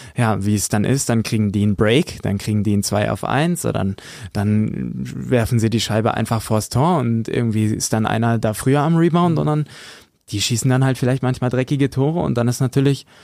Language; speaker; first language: German; native; German